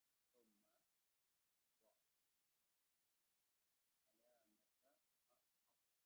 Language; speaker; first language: Arabic; non-native, fluent; Khmer